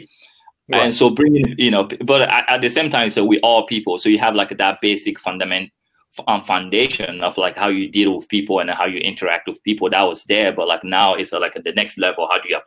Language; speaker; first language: English; non-native, fluent; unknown